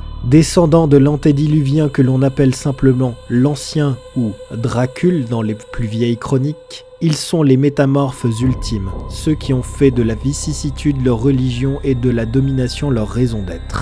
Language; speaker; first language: French; native; French